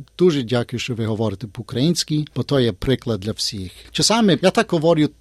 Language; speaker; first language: Ukrainian; early bilingual, heritage; Ukrainian